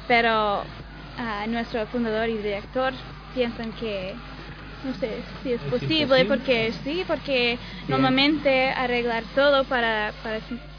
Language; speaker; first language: Spanish; non-native, learner; English